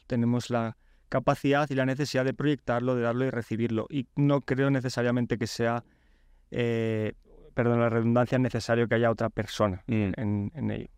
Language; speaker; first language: Spanish; early bilingual, other home language; Polish